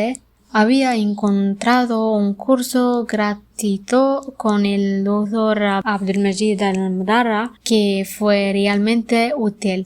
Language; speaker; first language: Spanish; non-native, learner; Arabic